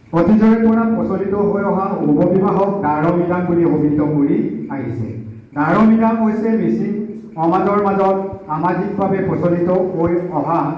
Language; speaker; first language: Assamese; non-native, local second language; Mising